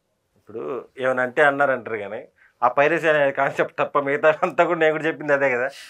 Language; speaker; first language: Telugu; native; Telugu